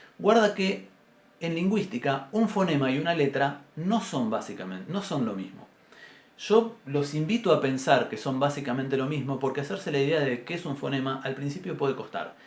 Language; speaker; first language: Spanish; native; Spanish